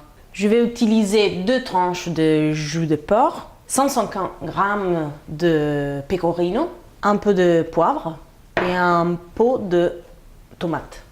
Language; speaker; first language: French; non-native, fluent; Italian